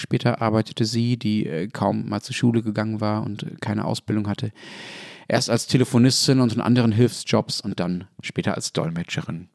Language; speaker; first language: German; native; German